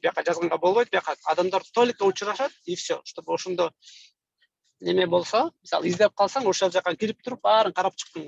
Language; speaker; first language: Kyrgyz; native; Kyrgyz